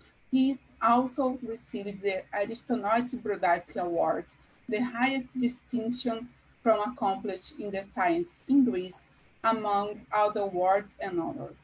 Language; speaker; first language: English; non-native, fluent; Portuguese